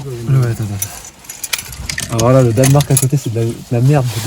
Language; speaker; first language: French; native; French